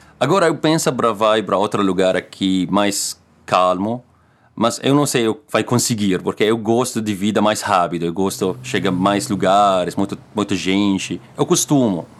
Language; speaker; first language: Portuguese; non-native, learner; Arabic